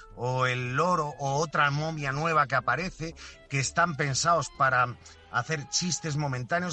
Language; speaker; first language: Spanish; native; Spanish